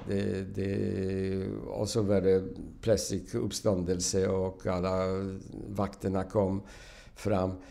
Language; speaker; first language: Swedish; non-native, fluent; Polish